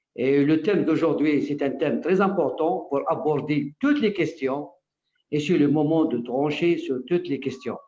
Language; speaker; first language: French; non-native, local second language; Arabic